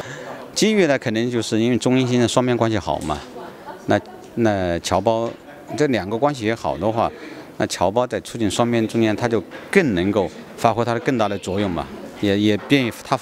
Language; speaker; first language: Chinese; native; Chinese